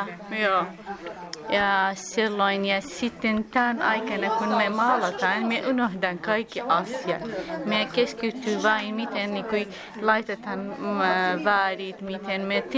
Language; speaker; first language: Finnish; non-native, learner; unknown